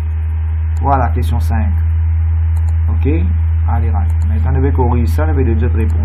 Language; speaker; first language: French; non-native, local second language; Morisyen